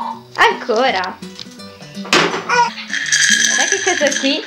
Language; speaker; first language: Italian; native; Italian